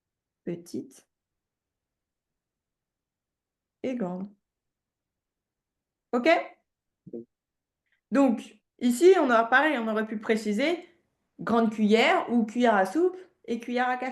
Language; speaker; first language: French; native; French